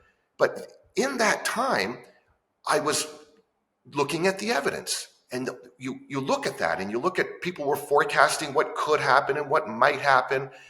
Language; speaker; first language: English; native; English